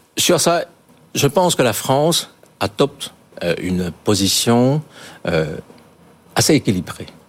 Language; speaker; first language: French; non-native, fluent; Chinese